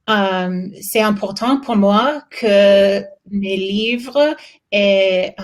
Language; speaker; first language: French; non-native, learner; English